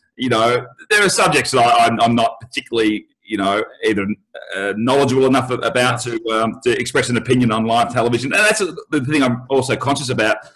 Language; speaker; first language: English; native; English